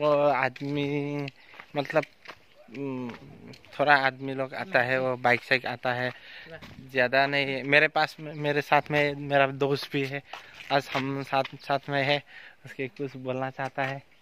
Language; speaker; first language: Hindi; non-native, local second language; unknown